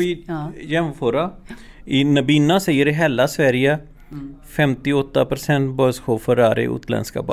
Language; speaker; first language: Swedish; non-native, learner; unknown